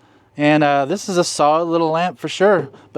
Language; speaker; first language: English; native; English